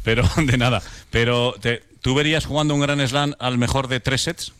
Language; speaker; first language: Spanish; native; Spanish